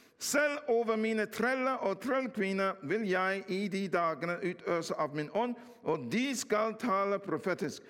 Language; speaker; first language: Norwegian; non-native, fluent; English